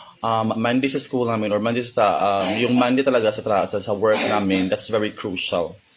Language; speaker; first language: Filipino; non-native, local second language; Cebuano